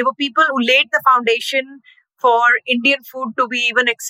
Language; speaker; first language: English; non-native, local second language; Hindi